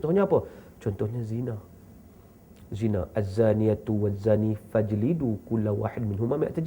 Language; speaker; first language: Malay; native; Malay